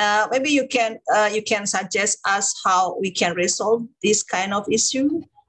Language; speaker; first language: English; non-native, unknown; Indonesian